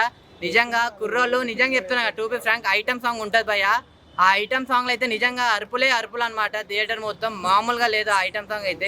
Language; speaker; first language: Telugu; native; Telugu